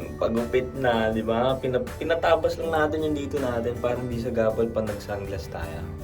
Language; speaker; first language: Filipino; native; Filipino